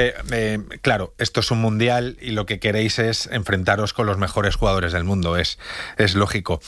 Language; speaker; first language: Spanish; native; Spanish